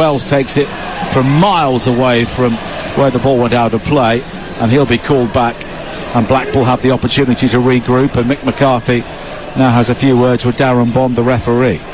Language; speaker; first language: English; native; English